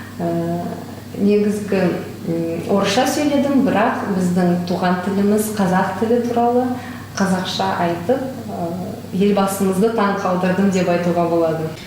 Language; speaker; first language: Kazakh; non-native, local second language; Russian